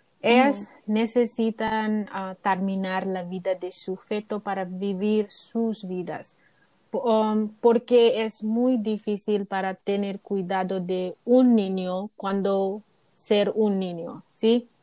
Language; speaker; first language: Spanish; non-native, learner; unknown